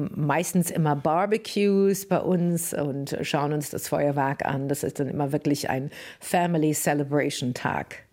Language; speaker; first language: German; native; German